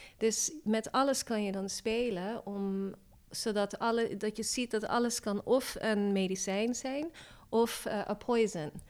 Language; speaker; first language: Dutch; non-native, fluent; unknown